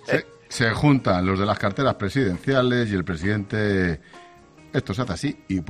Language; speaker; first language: Spanish; native; Spanish